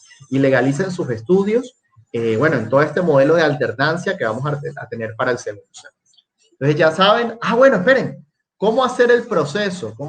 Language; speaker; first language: Spanish; native; Spanish